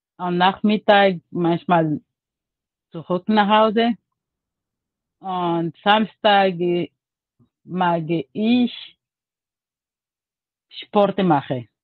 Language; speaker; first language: German; non-native, learner; Portuguese